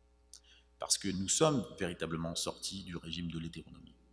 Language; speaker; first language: French; native; French